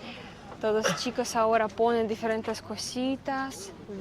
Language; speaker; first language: Spanish; non-native, fluent; Russian